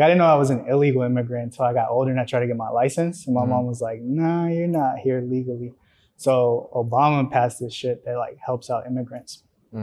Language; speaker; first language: English; early bilingual, other home language; Spanish